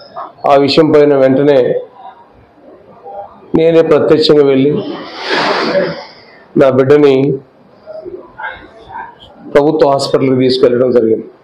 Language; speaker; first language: Telugu; native; Telugu